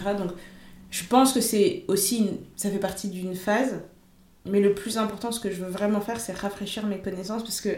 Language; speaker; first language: French; early bilingual, other home language; Lingala